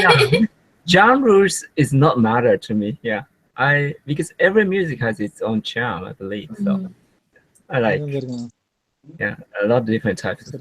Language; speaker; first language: English; non-native, learner; Japanese